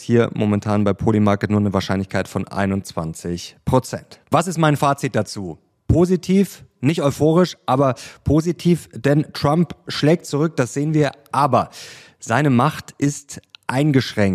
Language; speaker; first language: German; native; German